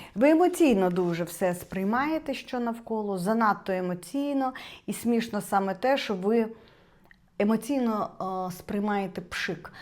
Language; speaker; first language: Ukrainian; non-native, local second language; Russian